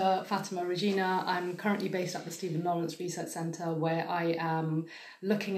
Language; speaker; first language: English; non-native, fluent; German